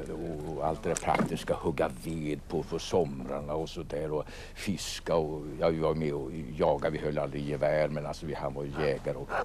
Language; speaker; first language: Swedish; native; Swedish